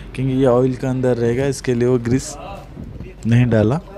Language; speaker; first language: Hindi; non-native, local second language; Odia